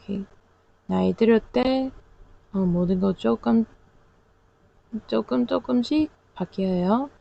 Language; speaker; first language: Korean; non-native, learner; English